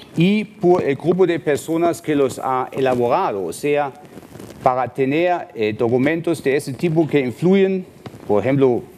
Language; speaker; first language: Spanish; non-native, fluent; German